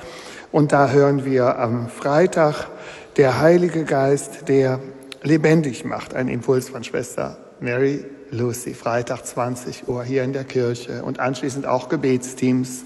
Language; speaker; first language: German; native; German